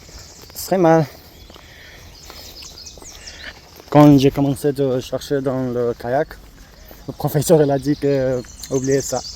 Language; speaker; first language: French; non-native, learner; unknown